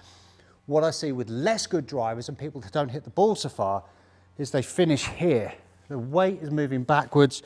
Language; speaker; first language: English; native; English